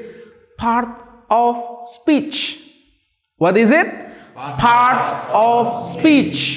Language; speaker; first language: English; non-native, fluent; Indonesian